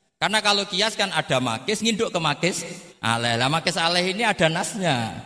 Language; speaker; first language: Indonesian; non-native, local second language; Javanese